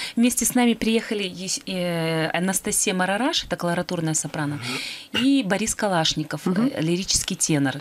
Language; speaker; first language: Russian; native; Russian